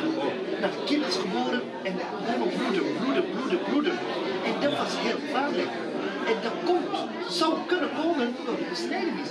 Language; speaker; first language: Dutch; non-native, learner; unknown